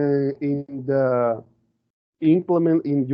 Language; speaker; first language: English; non-native, learner; Spanish